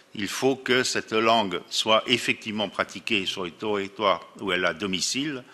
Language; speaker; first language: French; native; French